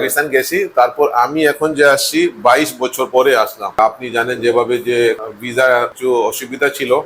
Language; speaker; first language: Bangla; non-native, local second language; Urdu